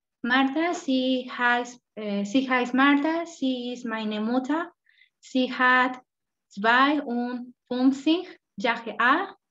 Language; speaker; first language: German; non-native, learner; Spanish